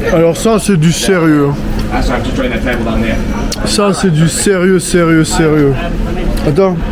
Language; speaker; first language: French; native; French